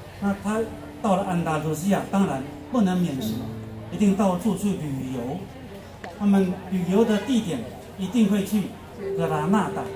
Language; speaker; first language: Chinese; native; Chinese